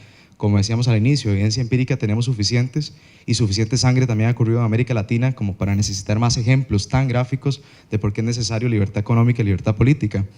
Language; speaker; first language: Spanish; native; Spanish